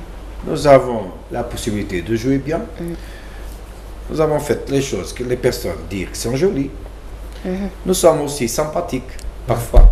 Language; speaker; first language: French; non-native, learner; Portuguese